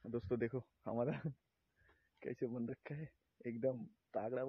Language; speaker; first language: Hindi; non-native, local second language; Bangla